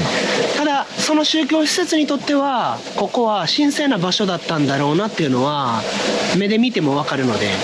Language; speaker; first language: Japanese; native; Japanese